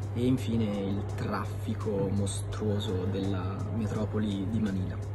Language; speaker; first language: Italian; early bilingual, other home language; Iloko